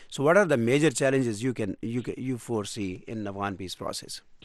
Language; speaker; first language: English; non-native, local second language; Urdu